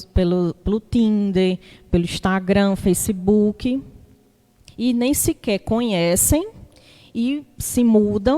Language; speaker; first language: Portuguese; native; Portuguese